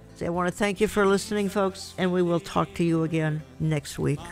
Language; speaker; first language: English; native; English